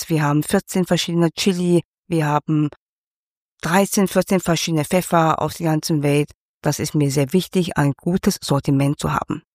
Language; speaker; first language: German; non-native, fluent; Cantonese